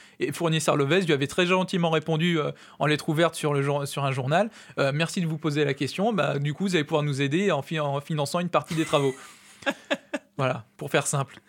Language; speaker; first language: French; native; French